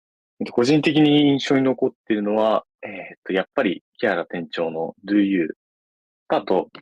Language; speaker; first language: Japanese; native; Japanese